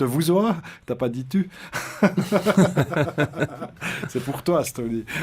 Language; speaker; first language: French; native; French